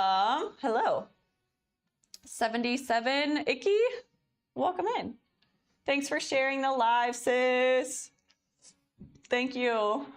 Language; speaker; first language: English; native; English